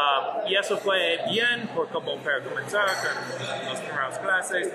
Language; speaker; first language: Spanish; non-native, learner; English